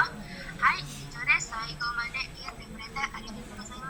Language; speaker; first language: Japanese; non-native, learner; Indonesian